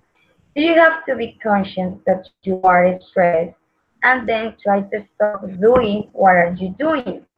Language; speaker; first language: English; non-native, learner; Spanish